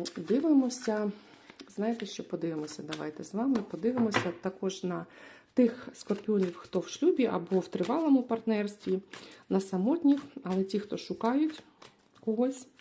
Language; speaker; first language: Ukrainian; non-native, local second language; Russian